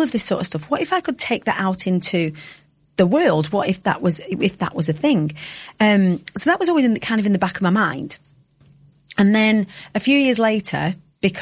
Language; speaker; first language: English; native; English